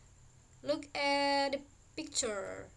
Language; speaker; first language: English; non-native, fluent; Indonesian